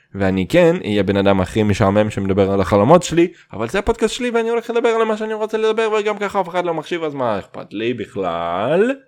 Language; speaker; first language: Hebrew; non-native, fluent; Russian